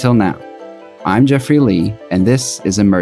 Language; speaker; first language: English; native; English